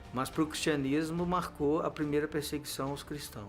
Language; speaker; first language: Portuguese; native; Portuguese